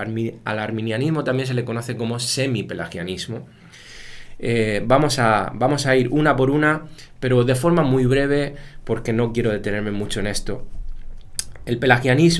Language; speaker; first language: Spanish; native; Spanish